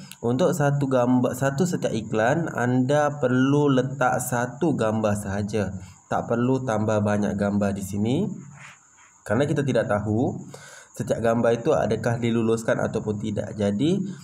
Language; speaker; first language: Malay; non-native, learner; Indonesian